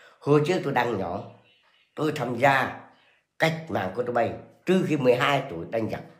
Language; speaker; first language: Vietnamese; non-native, local second language; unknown